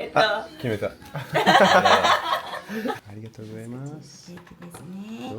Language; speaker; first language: Japanese; non-native, learner; French